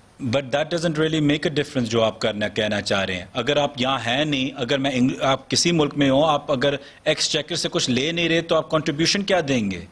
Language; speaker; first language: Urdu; early bilingual, heritage; Urdu